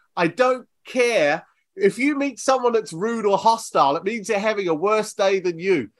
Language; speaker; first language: English; native; English